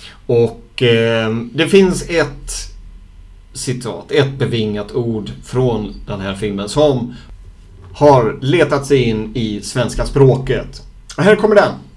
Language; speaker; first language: Swedish; native; Swedish